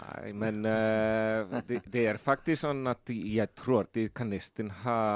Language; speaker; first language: Norwegian; non-native, fluent; Icelandic